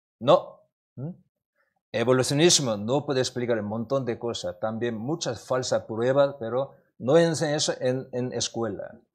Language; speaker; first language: Spanish; non-native, learner; Korean